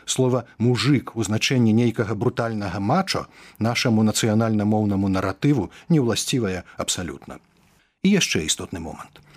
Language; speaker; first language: Belarusian; native; Belarusian